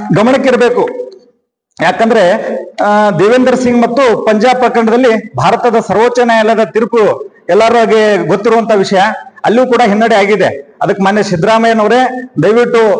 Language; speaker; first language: Kannada; non-native, local second language; Lambadi